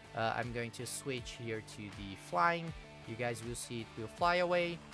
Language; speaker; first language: English; non-native, fluent; Portuguese